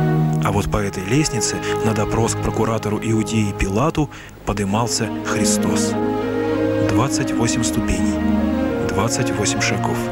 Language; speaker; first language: Russian; native; Russian